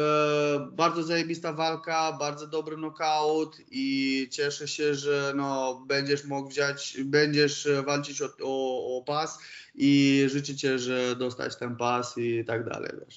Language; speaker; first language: Polish; non-native, fluent; Romanian